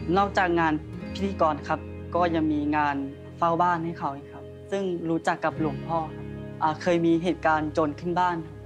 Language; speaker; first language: Thai; non-native, local second language; Karen languages